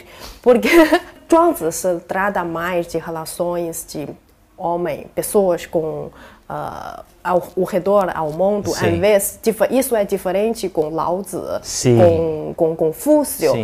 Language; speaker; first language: Portuguese; non-native, fluent; Chinese